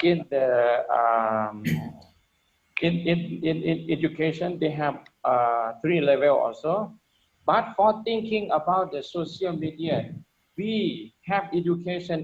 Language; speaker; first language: English; non-native, learner; Lao